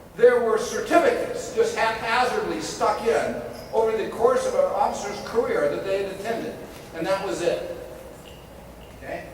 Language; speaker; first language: English; native; English